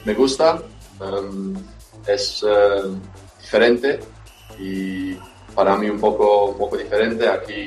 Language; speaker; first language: Spanish; non-native, learner; Romanian